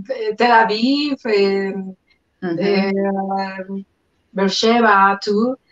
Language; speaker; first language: English; non-native, learner; Spanish